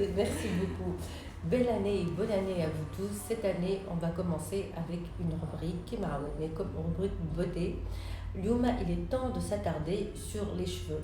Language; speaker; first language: French; non-native, local second language; Arabic